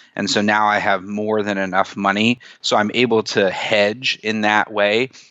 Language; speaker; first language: English; native; English